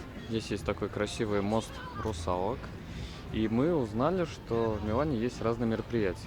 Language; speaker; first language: Russian; native; Russian